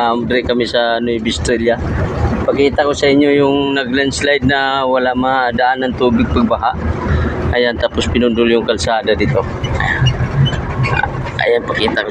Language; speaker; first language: Filipino; non-native, local second language; Hiligaynon